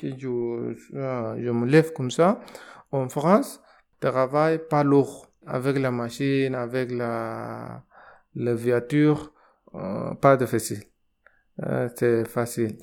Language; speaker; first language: French; non-native, learner; Arabic